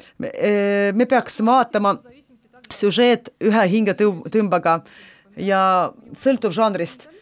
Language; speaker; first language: Estonian; non-native, local second language; Russian